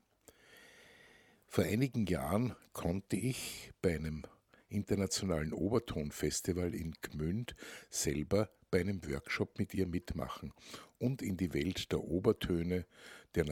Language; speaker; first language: German; native; German